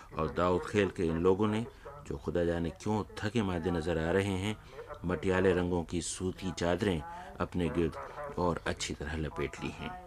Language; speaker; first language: Urdu; native; Urdu